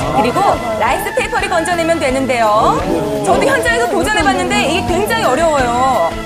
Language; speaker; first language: Korean; native; Korean